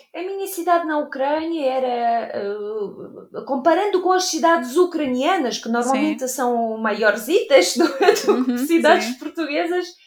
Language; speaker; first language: Portuguese; non-native, fluent; Ukrainian